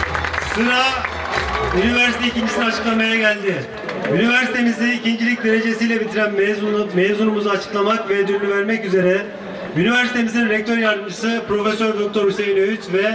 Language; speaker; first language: Turkish; native; Turkish